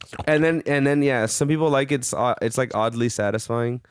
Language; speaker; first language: English; early bilingual, other home language; Spanish